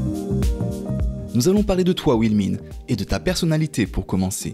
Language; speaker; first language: French; native; French